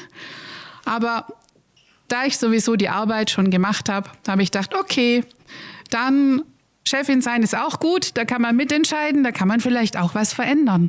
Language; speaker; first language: German; native; German